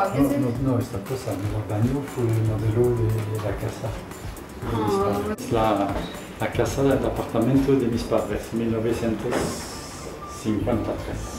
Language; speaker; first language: Spanish; non-native, learner; German